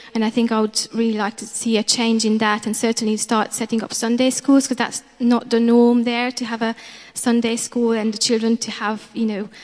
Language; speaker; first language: English; non-native, fluent; Romanian